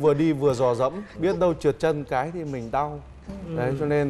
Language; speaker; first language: Vietnamese; native; Vietnamese